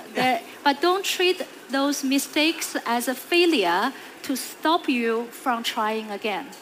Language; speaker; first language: English; non-native, fluent; Chinese